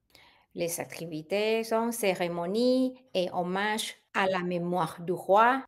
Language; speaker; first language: French; non-native, fluent; Thai